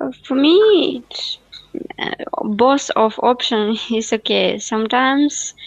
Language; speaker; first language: English; non-native, learner; Russian